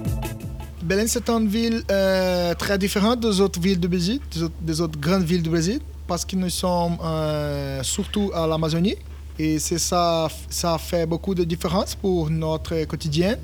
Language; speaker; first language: French; non-native, learner; Portuguese